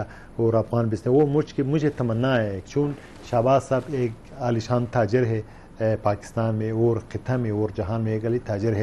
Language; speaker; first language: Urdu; non-native, learner; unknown